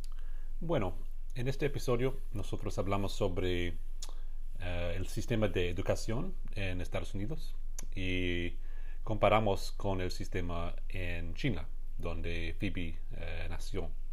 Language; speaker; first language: Spanish; non-native, fluent; English